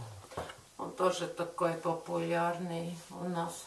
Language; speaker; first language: Russian; non-native, learner; Latvian